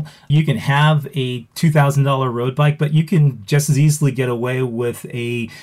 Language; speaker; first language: English; native; English